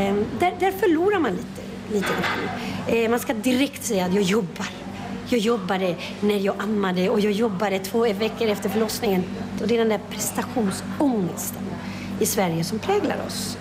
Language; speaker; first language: Swedish; non-native, fluent; Spanish